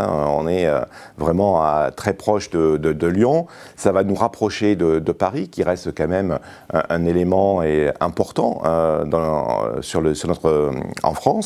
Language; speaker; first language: French; native; French